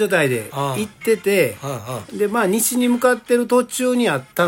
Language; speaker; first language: Japanese; native; Japanese